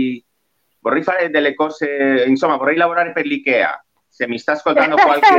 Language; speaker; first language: Italian; non-native, fluent; Spanish